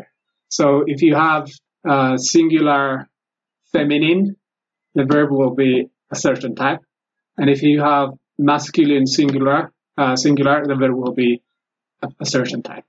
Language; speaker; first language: English; non-native, fluent; Amharic